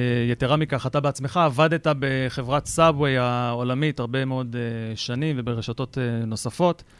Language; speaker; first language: Hebrew; native; Hebrew